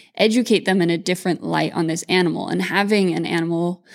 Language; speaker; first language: English; native; English